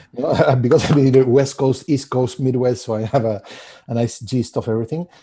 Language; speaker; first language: English; non-native, fluent; Spanish